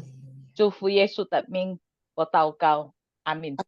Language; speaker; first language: Chinese; non-native, learner; Indonesian